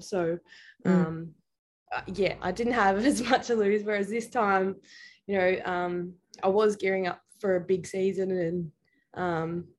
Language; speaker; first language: English; native; English